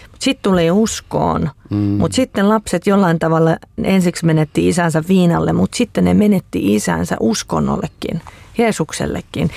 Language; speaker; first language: Finnish; native; Finnish